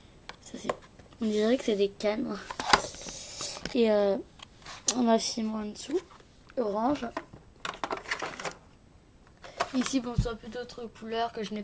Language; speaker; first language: French; native; French